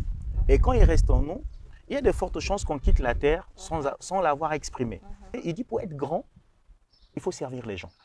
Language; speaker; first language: French; non-native, local second language; Rundi